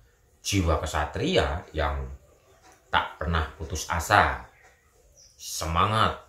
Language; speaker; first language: Indonesian; native; Indonesian